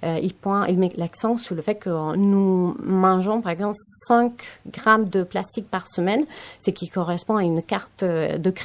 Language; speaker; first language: French; non-native, fluent; Italian